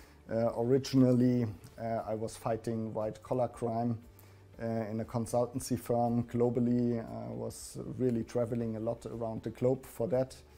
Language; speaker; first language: English; non-native, fluent; German